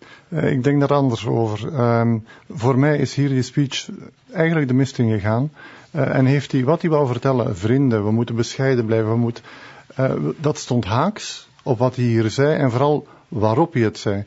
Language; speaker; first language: Dutch; native; Dutch